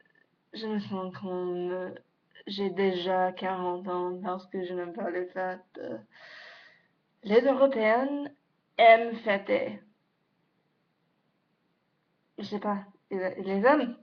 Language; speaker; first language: French; non-native, learner; English